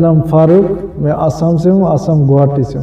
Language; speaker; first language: Hindi; non-native, local second language; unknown